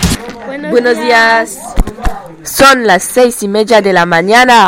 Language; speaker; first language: Spanish; non-native, learner; French